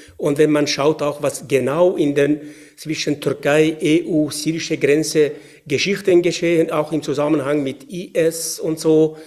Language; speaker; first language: German; non-native, fluent; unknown